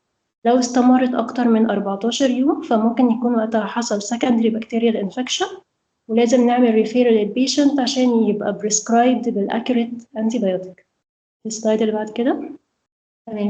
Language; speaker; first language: Arabic; native; Arabic